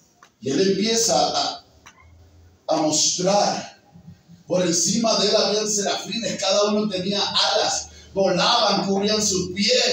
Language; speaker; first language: Spanish; native; Spanish